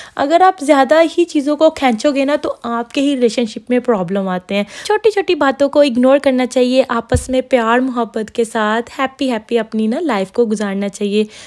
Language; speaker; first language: Urdu; non-native, local second language; Punjabi